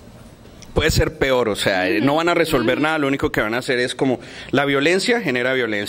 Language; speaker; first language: Spanish; early bilingual, heritage; Spanish